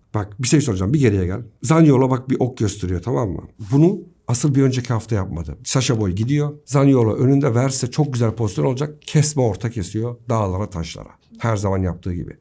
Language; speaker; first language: Turkish; native; Turkish